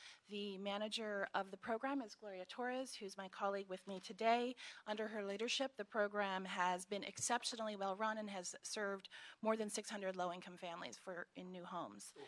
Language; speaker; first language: English; native; English